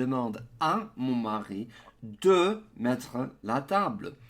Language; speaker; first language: French; non-native, fluent; English